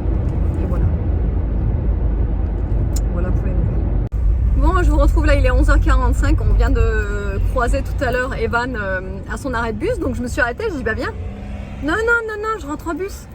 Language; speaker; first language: French; native; French